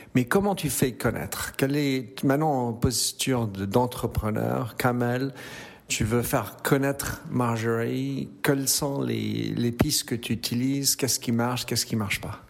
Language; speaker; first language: French; native; French